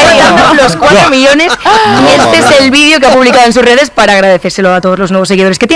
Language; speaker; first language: Spanish; native; Spanish